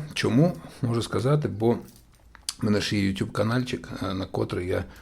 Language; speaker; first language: Ukrainian; non-native, local second language; Russian